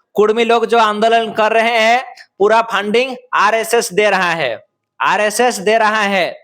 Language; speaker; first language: Hindi; non-native, local second language; Bangla